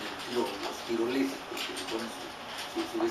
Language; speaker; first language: Spanish; native; Spanish